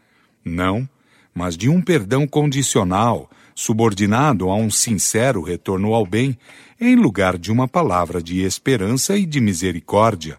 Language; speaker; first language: Portuguese; native; Portuguese